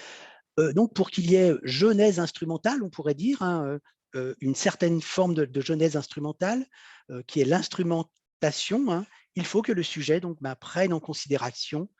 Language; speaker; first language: French; native; French